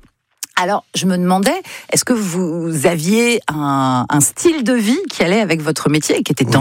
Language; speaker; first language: French; native; French